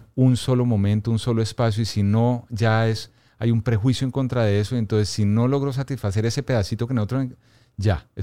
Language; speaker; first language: Spanish; native; Spanish